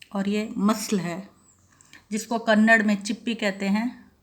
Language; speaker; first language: Hindi; non-native, local second language; Kannada